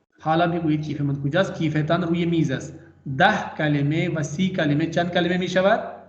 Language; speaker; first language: Persian; non-native, fluent; Urdu